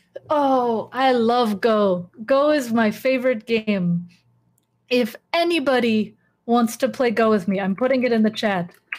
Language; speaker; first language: English; native; English